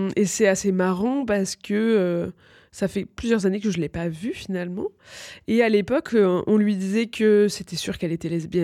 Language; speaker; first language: French; native; French